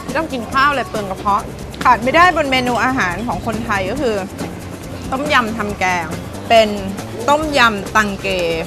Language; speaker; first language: Thai; native; Thai